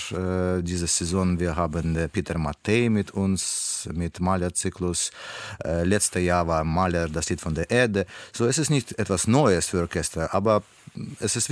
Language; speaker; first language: German; non-native, learner; Russian